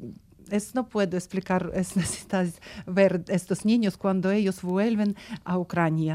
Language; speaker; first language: Spanish; non-native, learner; Ukrainian